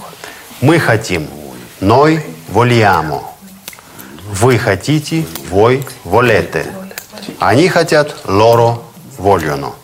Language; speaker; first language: Italian; non-native, fluent; Russian